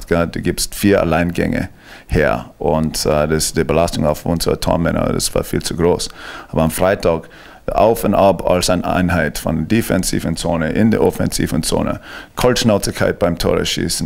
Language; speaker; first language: German; non-native, fluent; English